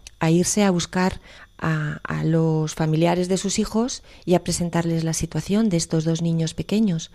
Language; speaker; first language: Spanish; native; Spanish